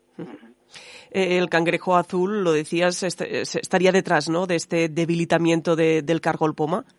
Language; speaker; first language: Spanish; non-native, local second language; Catalan